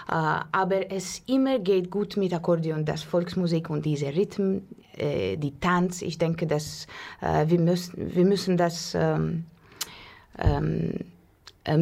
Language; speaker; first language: German; non-native, fluent; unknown